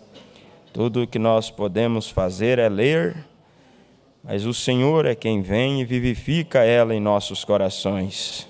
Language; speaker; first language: Portuguese; native; Portuguese